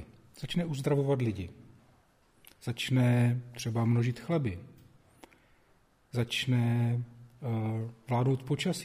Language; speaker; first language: Czech; native; Czech